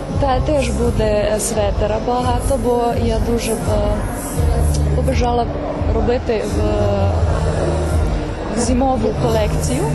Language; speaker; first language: Ukrainian; non-native, local second language; Serbian